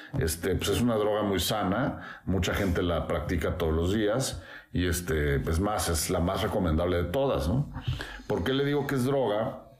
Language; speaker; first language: Spanish; native; Spanish